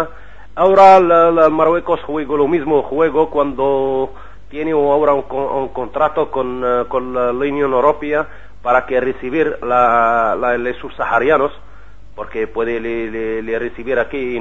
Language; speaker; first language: Spanish; non-native, learner; Arabic